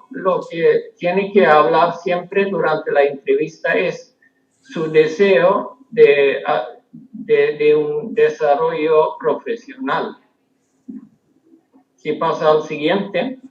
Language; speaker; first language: Spanish; non-native, fluent; Swedish